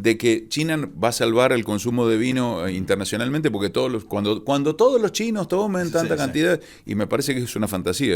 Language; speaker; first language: Spanish; native; Spanish